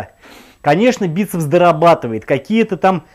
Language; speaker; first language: Russian; native; Russian